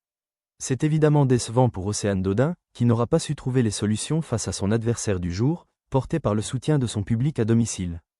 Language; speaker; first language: French; native; French